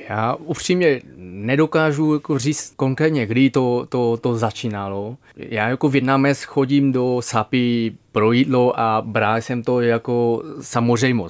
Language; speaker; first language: Czech; non-native, fluent; Vietnamese